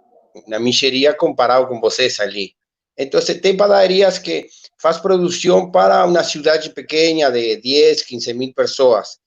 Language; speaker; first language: Portuguese; non-native, learner; Spanish